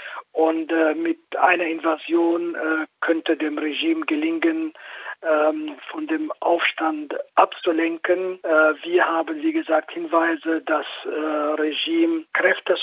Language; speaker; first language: German; non-native, fluent; Kurdish